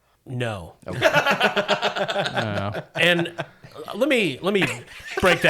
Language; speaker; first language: English; native; English